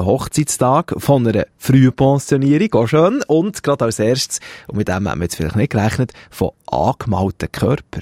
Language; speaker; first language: German; native; German